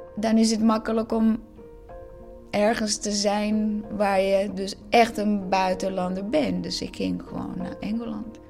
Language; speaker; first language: Dutch; non-native, fluent; Croatian